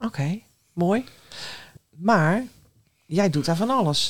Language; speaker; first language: Dutch; native; Dutch